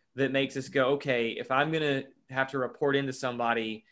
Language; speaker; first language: English; native; English